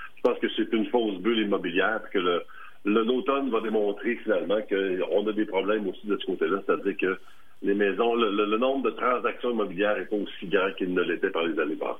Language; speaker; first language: French; native; French